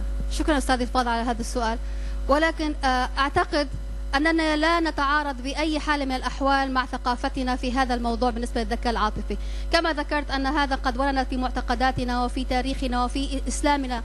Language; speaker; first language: Arabic; native; Arabic